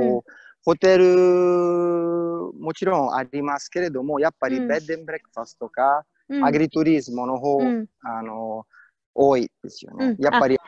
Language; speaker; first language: Japanese; non-native, fluent; Italian